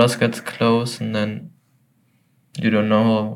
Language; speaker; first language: English; non-native, fluent; German